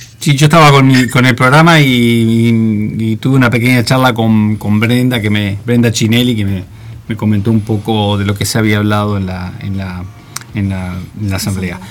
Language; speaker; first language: Spanish; native; Spanish